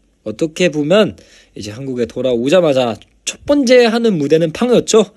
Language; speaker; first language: Korean; non-native, fluent; Chinese